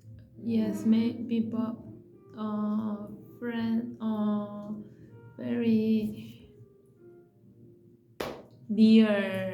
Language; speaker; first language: English; non-native, learner; Korean